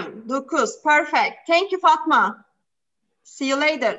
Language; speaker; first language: English; non-native, fluent; Turkish